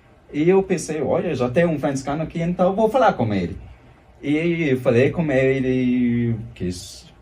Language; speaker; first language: Portuguese; non-native, fluent; German